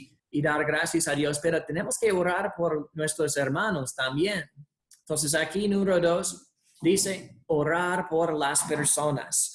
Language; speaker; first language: Spanish; non-native, fluent; English